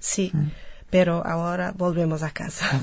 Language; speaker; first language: Spanish; non-native, fluent; Portuguese